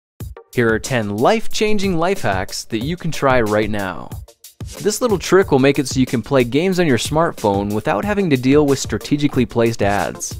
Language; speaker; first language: English; native; English